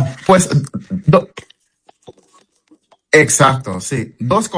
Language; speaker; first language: Spanish; early bilingual, heritage; English